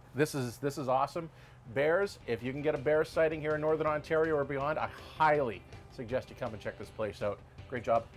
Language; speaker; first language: English; native; English